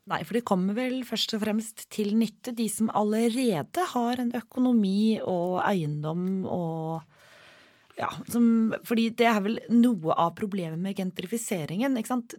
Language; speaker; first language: Norwegian; native; Norwegian